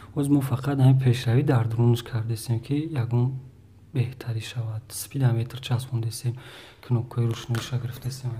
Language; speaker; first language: Tajik; native; Tajik